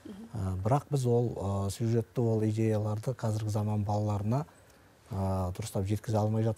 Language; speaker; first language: Kazakh; native; Kazakh